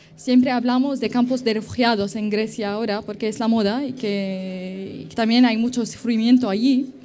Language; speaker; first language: Spanish; non-native, fluent; Arabic